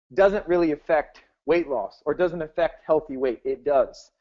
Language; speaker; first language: English; native; English